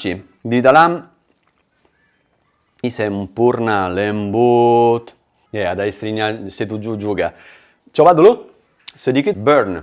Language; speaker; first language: Indonesian; non-native, learner; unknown